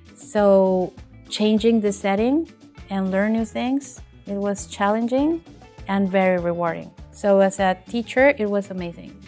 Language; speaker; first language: English; non-native, fluent; Spanish